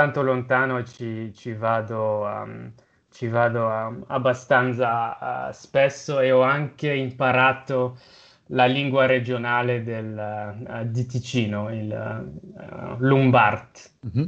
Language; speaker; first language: Italian; non-native, local second language; French